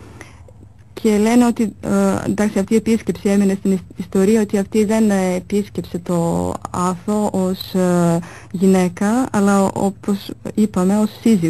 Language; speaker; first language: Greek; non-native, fluent; Serbian